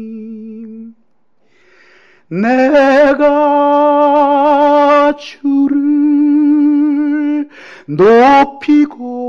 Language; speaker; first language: Korean; native; Korean